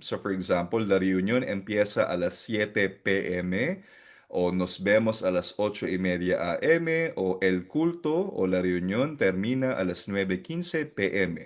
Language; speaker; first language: Spanish; non-native, fluent; Filipino